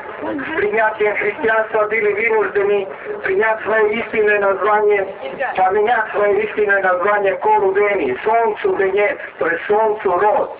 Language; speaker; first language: Russian; non-native, fluent; Serbian